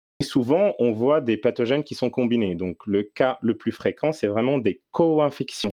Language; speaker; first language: French; non-native, local second language; Arabic